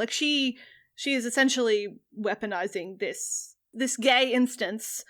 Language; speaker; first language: English; native; English